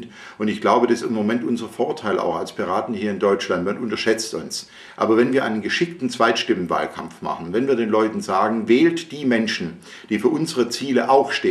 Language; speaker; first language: German; native; German